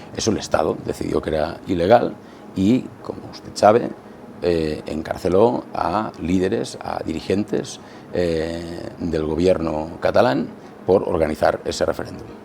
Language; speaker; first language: Spanish; non-native, local second language; Catalan